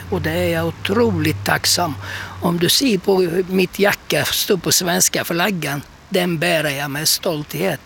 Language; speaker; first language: Swedish; non-native, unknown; Turkish